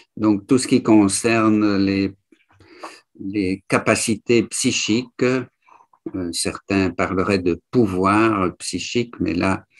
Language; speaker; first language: French; native; French